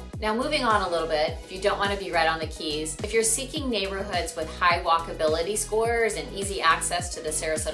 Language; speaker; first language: English; native; English